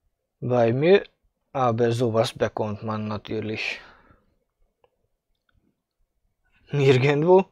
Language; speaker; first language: German; non-native, fluent; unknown